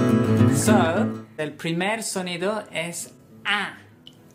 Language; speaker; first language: Spanish; non-native, fluent; English